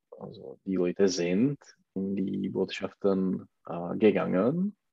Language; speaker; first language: German; non-native, learner; Czech